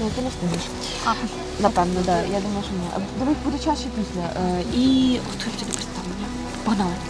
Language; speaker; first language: Ukrainian; native; Ukrainian